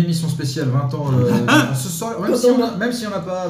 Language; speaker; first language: French; native; French